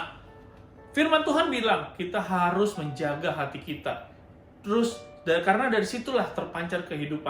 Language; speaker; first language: Indonesian; native; Indonesian